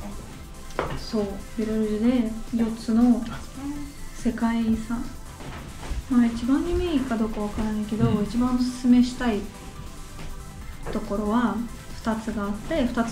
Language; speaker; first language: Japanese; non-native, fluent; Russian